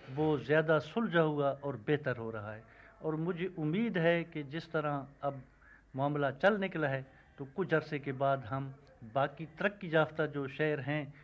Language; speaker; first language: Urdu; non-native, local second language; Punjabi